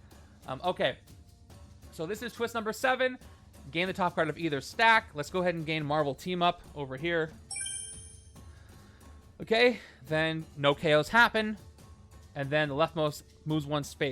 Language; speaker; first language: English; native; English